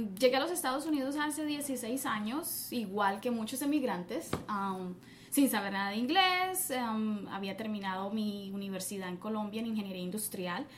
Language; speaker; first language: Spanish; native; Spanish